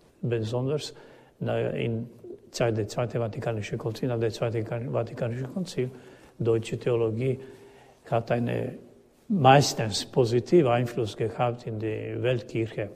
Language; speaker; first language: German; non-native, learner; Croatian